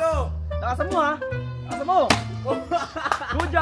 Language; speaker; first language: Filipino; native; Filipino